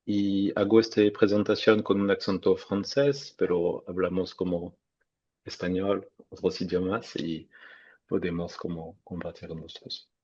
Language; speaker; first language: Spanish; non-native, fluent; French